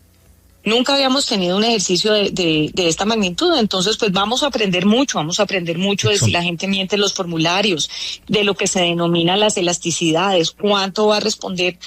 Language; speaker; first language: Spanish; native; Spanish